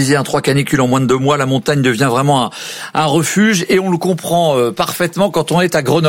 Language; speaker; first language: French; native; French